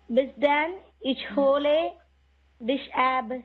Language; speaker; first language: German; non-native, learner; Tamil